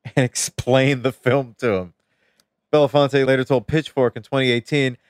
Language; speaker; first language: English; native; English